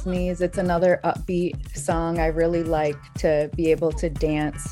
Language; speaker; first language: English; native; English